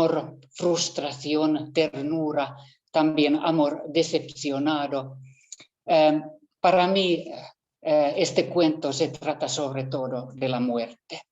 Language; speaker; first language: Spanish; non-native, fluent; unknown